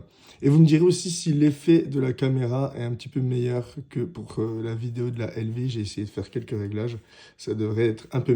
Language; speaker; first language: French; native; French